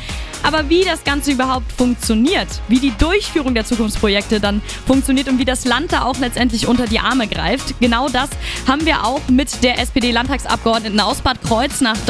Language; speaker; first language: German; native; German